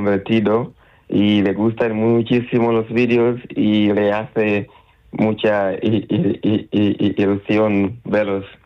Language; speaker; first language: Spanish; non-native, learner; Swahili